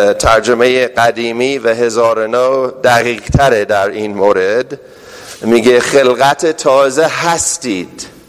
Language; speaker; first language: Persian; non-native, fluent; English